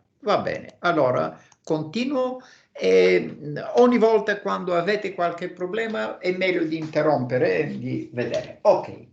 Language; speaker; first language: Italian; non-native, fluent; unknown